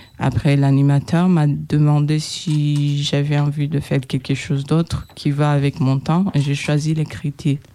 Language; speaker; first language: French; non-native, local second language; Kinyarwanda